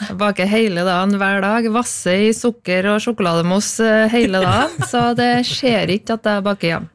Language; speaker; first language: Norwegian; native; Norwegian